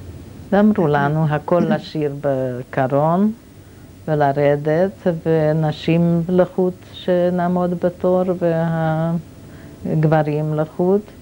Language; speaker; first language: Hebrew; non-native, fluent; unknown